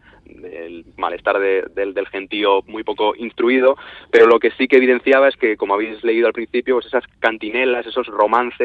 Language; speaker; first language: Spanish; native; Spanish